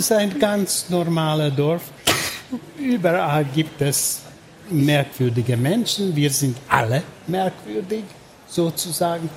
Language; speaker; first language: German; non-native, fluent; Hungarian